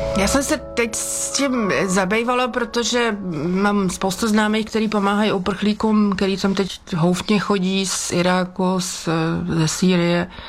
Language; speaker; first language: Czech; native; Czech